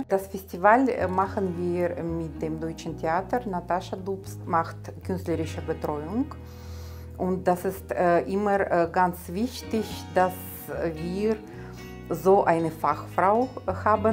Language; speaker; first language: German; non-native, fluent; Russian